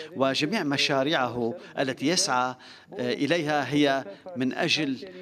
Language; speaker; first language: Arabic; non-native, fluent; Turkish